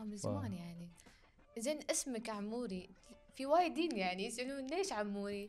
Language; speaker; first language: Arabic; native; Arabic